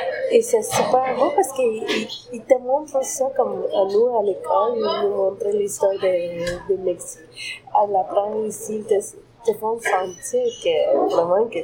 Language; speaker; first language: French; non-native, fluent; Spanish